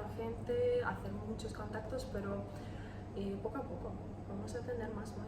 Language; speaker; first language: Spanish; non-native, learner; Ukrainian